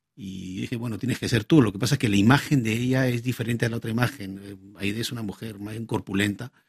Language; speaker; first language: Spanish; native; Spanish